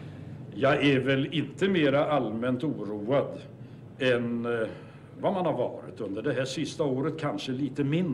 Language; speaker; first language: Swedish; native; Swedish